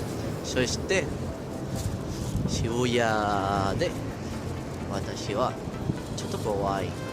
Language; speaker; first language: Japanese; non-native, learner; Spanish